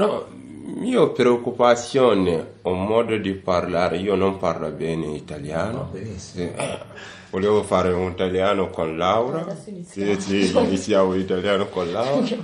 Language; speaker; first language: Italian; non-native, learner; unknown